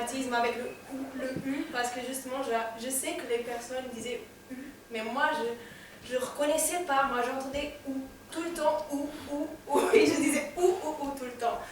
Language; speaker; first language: French; non-native, fluent; Portuguese